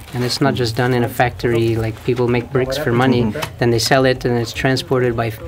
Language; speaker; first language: English; native; English